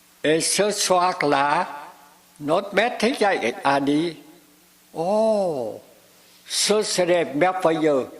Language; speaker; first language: French; non-native, fluent; Vietnamese